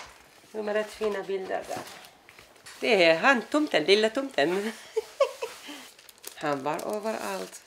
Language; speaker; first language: Swedish; non-native, fluent; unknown